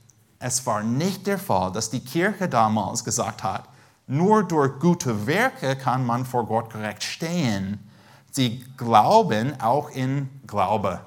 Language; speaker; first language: German; non-native, fluent; English